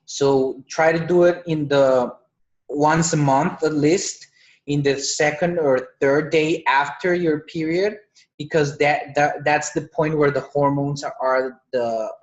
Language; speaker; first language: English; non-native, fluent; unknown